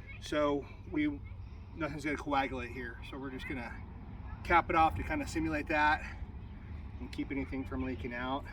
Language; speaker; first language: English; native; English